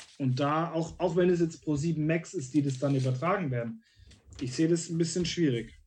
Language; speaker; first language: German; native; German